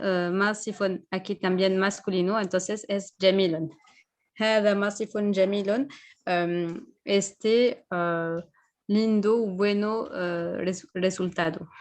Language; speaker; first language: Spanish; non-native, fluent; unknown